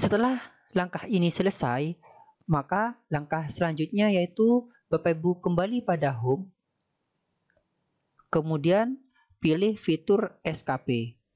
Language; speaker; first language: Indonesian; native; Indonesian